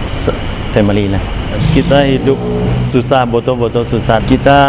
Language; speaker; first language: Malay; non-native, learner; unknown